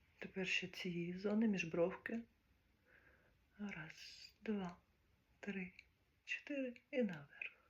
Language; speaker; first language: Ukrainian; native; Ukrainian